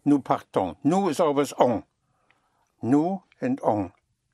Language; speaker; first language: French; non-native, fluent; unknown